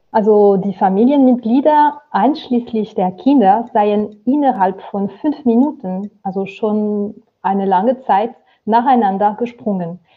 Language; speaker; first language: German; non-native, fluent; French